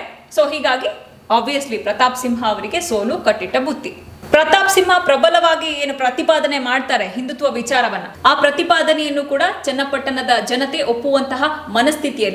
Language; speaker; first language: Kannada; native; Kannada